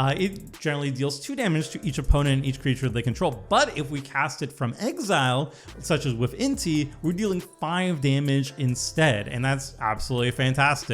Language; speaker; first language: English; native; English